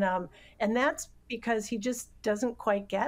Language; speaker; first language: English; native; English